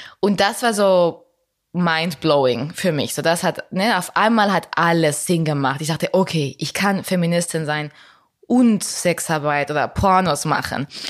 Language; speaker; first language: German; non-native, fluent; Spanish